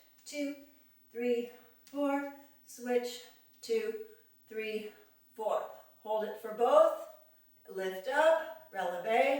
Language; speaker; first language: English; native; English